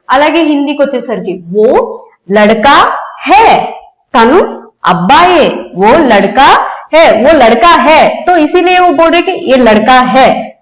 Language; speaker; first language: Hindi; non-native, local second language; Telugu